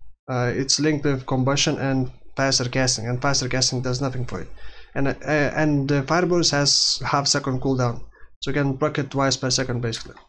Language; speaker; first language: English; non-native, fluent; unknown